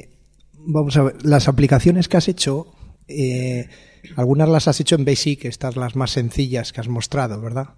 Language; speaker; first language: Spanish; native; Spanish